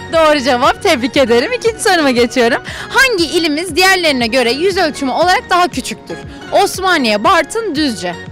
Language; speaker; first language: Turkish; native; Turkish